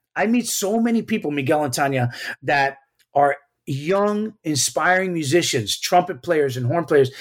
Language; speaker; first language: English; early bilingual, other home language; Spanish